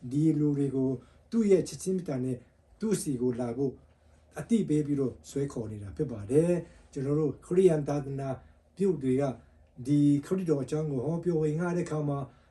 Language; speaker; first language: Burmese; non-native, local second language; Hakha Chin